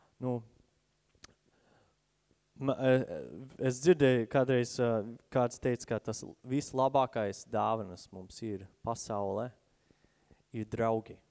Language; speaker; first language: Latvian; non-native, fluent; English